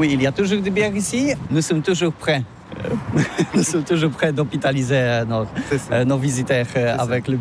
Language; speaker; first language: French; non-native, learner; Polish